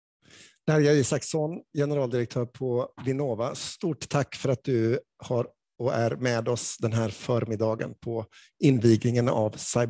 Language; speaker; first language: Swedish; native; Swedish